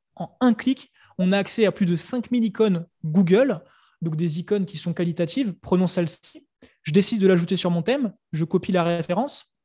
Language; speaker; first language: French; native; French